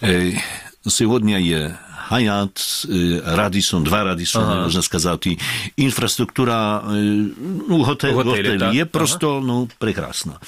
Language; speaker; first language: Ukrainian; non-native, fluent; Polish